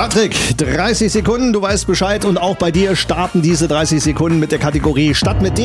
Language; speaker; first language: German; native; German